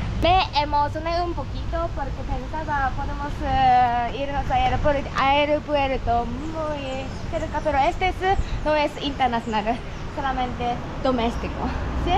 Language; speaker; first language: Spanish; non-native, learner; Japanese